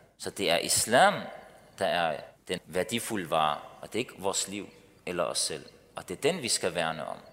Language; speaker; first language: Danish; early bilingual, other home language; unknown